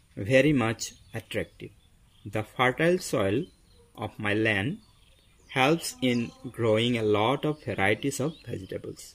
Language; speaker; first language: English; non-native, local second language; Assamese